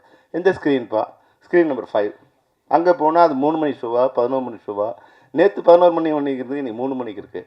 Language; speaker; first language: Tamil; native; Tamil